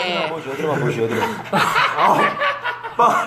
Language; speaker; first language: Korean; native; Korean